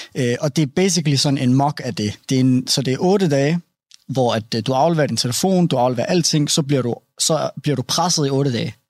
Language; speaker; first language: Danish; early bilingual, other home language; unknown